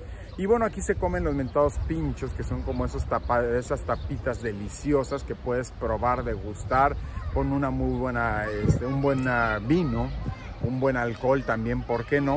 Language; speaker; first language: Spanish; native; Spanish